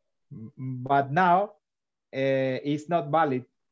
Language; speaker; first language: English; non-native, learner; Spanish